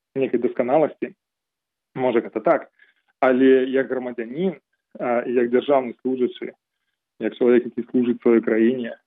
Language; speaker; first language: Belarusian; non-native, local second language; Russian